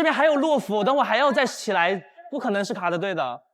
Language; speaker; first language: Chinese; native; Chinese